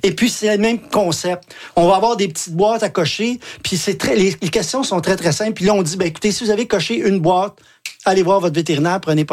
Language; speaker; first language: French; native; French